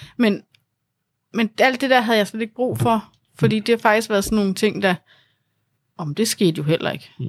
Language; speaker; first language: Danish; native; Danish